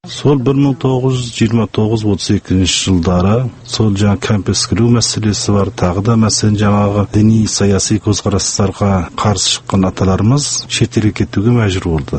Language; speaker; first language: Kazakh; early bilingual, heritage; Kazakh